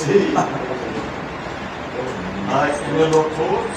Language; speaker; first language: Spanish; non-native, fluent; English